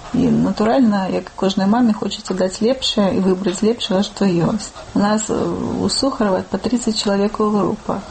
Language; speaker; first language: Belarusian; native; Belarusian